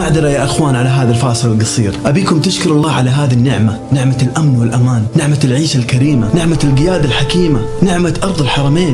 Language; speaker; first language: Arabic; native; Arabic